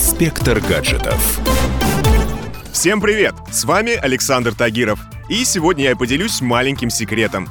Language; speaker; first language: Russian; native; Russian